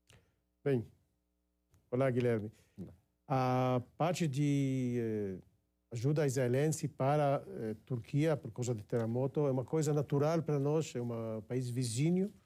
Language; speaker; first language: Portuguese; non-native, fluent; Hebrew